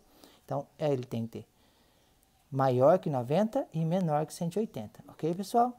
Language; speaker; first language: Portuguese; native; Portuguese